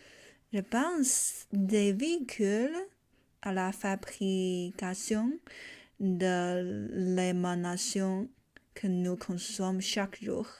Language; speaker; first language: French; non-native, learner; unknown